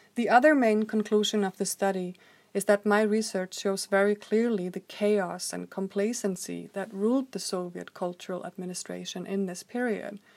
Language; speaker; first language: English; non-native, fluent; Icelandic